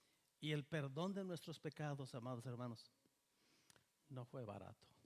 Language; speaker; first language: Spanish; native; Spanish